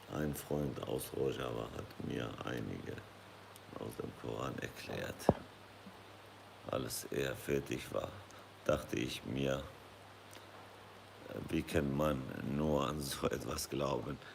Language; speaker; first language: German; non-native, fluent; Kurdish